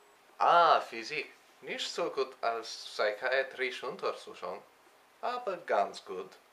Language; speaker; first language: German; non-native, learner; English